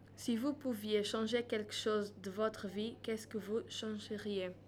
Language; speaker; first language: French; non-native, learner; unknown